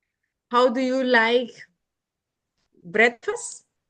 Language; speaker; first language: English; non-native, learner; Spanish